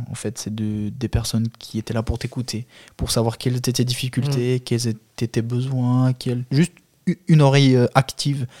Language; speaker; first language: French; non-native, fluent; Albanian